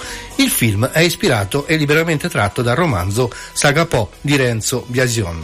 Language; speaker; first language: Italian; native; Italian